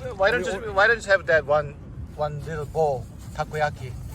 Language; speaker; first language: English; non-native, fluent; Korean